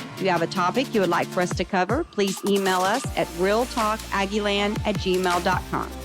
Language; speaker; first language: English; native; English